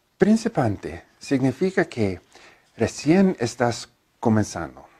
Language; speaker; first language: Spanish; non-native, learner; English